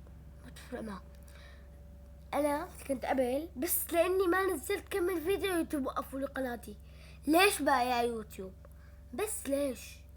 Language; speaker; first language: Arabic; native; Arabic